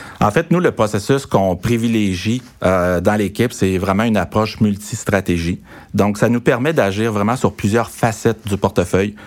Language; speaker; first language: French; native; French